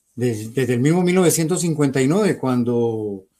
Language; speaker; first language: Spanish; native; Spanish